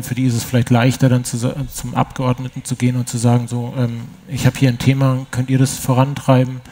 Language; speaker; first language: German; native; German